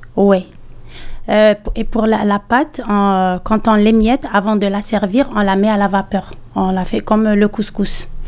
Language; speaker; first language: French; non-native, local second language; Arabic